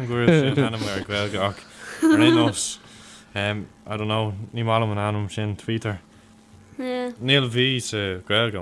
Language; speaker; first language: Irish; non-native, local second language; English